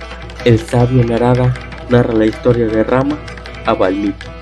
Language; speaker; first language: Spanish; native; Spanish